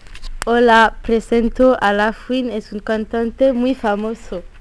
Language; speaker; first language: Spanish; non-native, learner; French